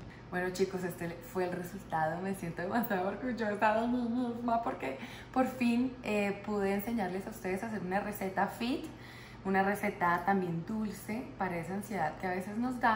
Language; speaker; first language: Spanish; native; Spanish